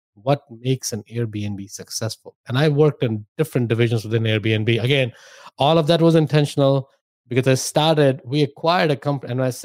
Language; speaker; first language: English; non-native, local second language; Hindi